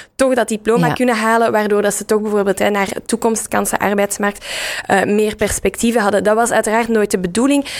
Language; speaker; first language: Dutch; native; Dutch